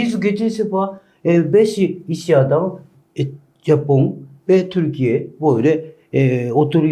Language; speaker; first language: Turkish; non-native, learner; Japanese